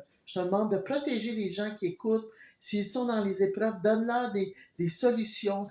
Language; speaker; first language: French; native; French